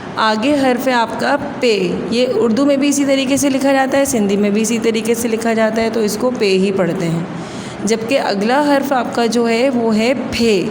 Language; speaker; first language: Urdu; non-native, local second language; Sindhi